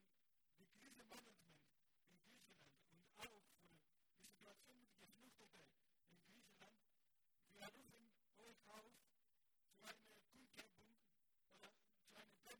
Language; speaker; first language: German; non-native, learner; Greek